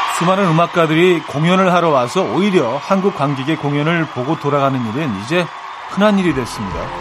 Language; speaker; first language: Korean; native; Korean